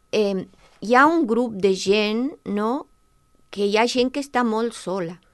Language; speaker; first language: Catalan; non-native, local second language; Spanish